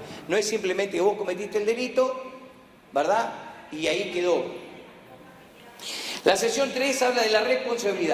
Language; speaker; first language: Spanish; native; Spanish